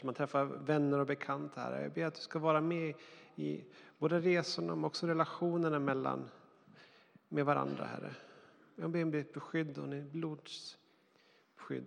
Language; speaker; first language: Swedish; native; Swedish